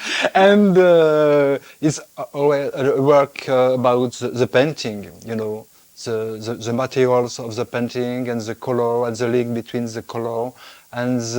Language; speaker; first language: English; non-native, fluent; French